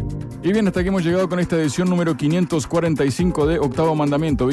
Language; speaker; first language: Spanish; native; Spanish